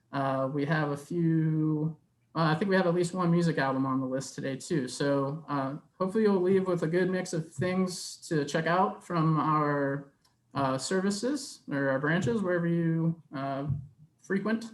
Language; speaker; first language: English; native; English